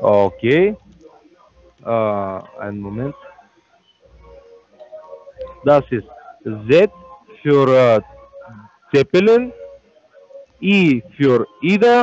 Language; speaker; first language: German; non-native, learner; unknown